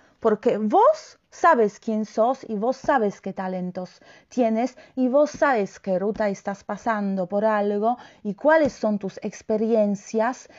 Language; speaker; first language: Spanish; non-native, fluent; Polish